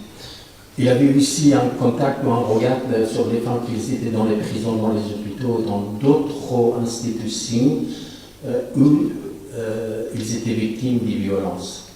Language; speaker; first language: French; non-native, fluent; Persian